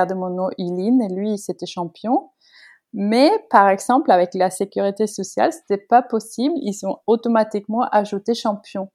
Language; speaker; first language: French; non-native, fluent; Norwegian